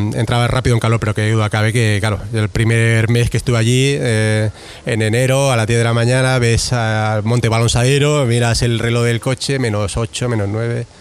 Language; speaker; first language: Spanish; native; Spanish